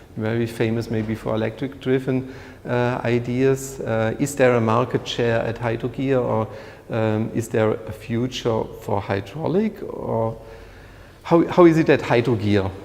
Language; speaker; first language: English; non-native, fluent; German